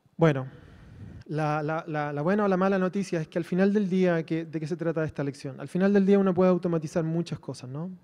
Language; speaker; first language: Spanish; native; Spanish